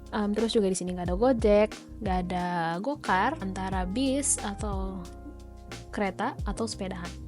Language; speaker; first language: Indonesian; native; Indonesian